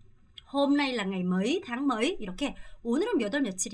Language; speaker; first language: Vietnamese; non-native, fluent; Korean